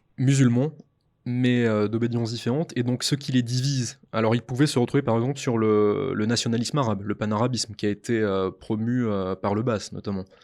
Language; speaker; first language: French; native; French